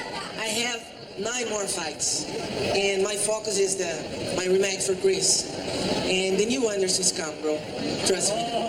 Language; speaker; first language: English; non-native, learner; Portuguese